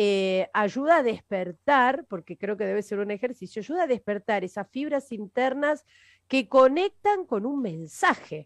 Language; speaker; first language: Spanish; native; Spanish